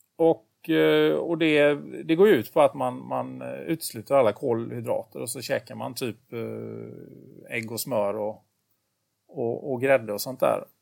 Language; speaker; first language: Swedish; native; Swedish